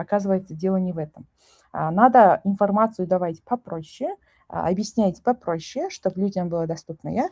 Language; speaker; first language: Russian; non-native, local second language; Kazakh